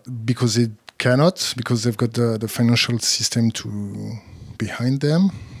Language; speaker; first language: English; non-native, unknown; French